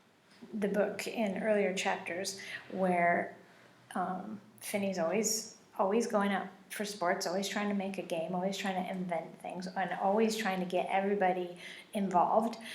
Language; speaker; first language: English; native; English